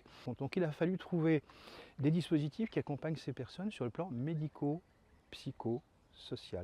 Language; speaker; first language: French; native; French